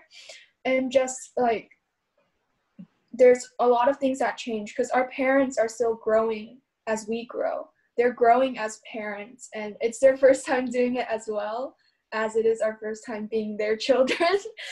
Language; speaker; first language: English; native; English